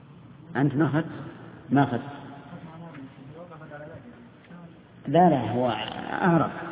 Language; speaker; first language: Arabic; native; Arabic